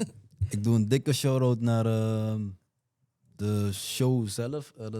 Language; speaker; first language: Dutch; early bilingual, other home language; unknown